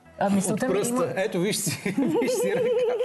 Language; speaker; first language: Bulgarian; native; Bulgarian